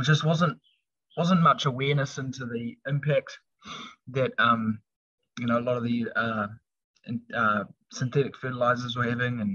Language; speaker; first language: English; native; English